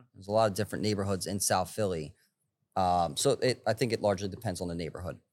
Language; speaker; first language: English; early bilingual, other home language; Hebrew